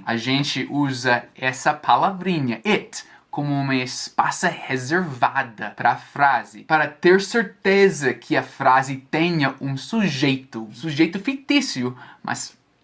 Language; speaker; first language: Portuguese; non-native, fluent; English